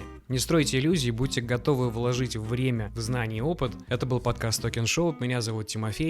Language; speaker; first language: Russian; native; Russian